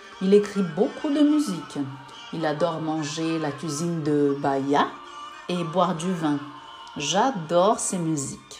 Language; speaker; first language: French; non-native, learner; Portuguese